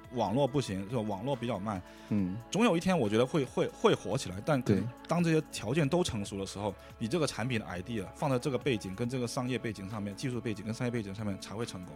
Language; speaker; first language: Chinese; non-native, local second language; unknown